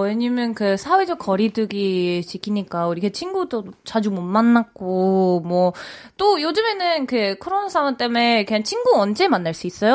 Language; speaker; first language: Korean; non-native, fluent; English